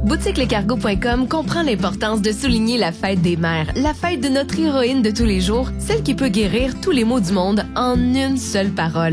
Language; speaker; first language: French; native; French